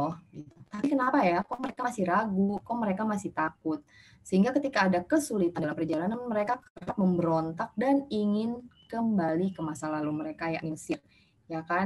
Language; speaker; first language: Indonesian; native; Indonesian